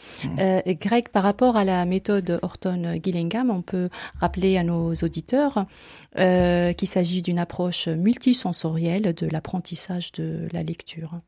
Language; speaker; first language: French; native; French